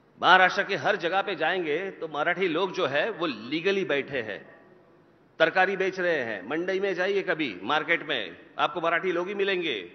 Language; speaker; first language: Hindi; non-native, local second language; Marathi